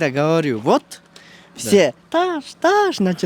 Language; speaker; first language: Russian; non-native, local second language; Kyrgyz